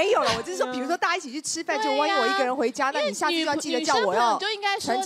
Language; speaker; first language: Chinese; native; Chinese